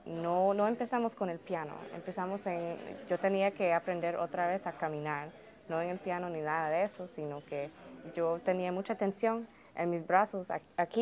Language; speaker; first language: Spanish; early bilingual, heritage; Spanish